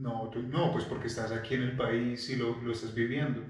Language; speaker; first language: Spanish; non-native, fluent; English